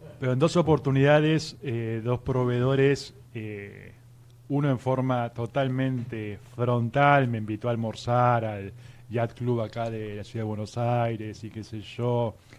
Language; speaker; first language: Spanish; native; Spanish